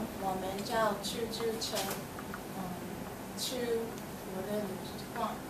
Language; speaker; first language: Chinese; non-native, learner; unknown